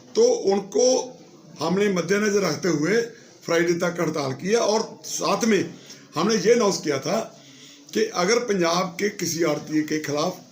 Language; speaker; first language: Hindi; non-native, local second language; Punjabi